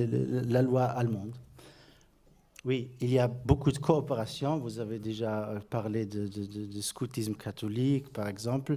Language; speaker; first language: French; non-native, fluent; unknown